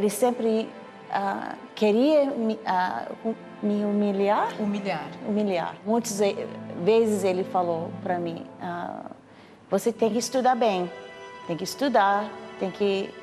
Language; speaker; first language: Portuguese; non-native, learner; English